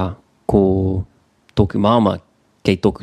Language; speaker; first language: Māori; non-native, learner; English